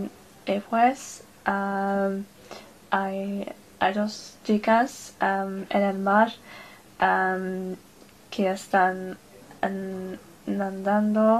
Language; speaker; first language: Spanish; non-native, learner; English